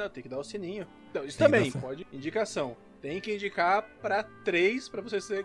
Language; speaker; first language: Portuguese; native; Portuguese